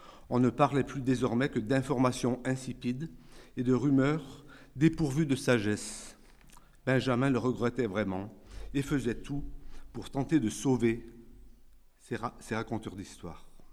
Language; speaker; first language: French; native; French